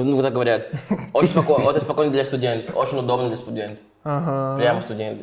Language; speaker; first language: Russian; non-native, fluent; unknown